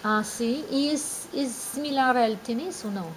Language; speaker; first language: Spanish; non-native, fluent; English